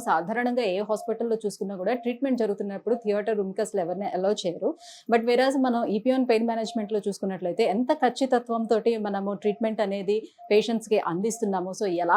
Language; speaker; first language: Telugu; native; Telugu